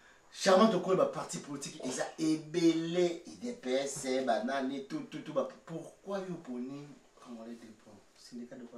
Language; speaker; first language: French; non-native, local second language; Lingala